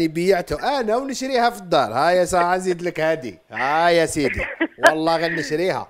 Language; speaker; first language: Arabic; native; Arabic